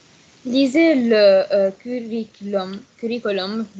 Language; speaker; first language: French; non-native, learner; Arabic